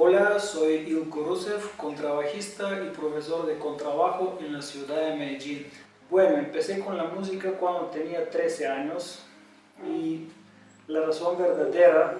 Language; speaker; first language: Spanish; non-native, fluent; Bulgarian